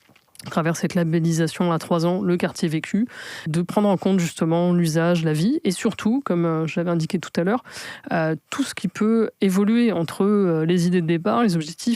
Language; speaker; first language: French; native; French